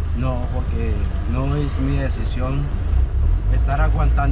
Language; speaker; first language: Spanish; native; Spanish